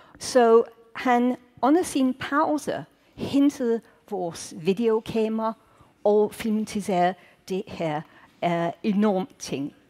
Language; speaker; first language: Danish; native; Danish